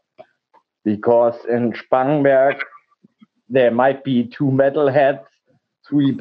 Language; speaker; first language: English; non-native, learner; German